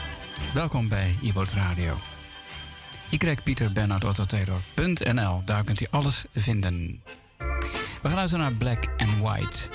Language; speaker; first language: Dutch; native; Dutch